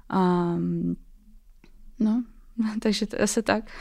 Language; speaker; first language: Czech; non-native, fluent; Russian